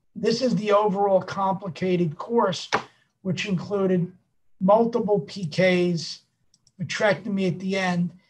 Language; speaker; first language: English; native; English